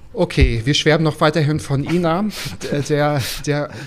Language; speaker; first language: German; native; German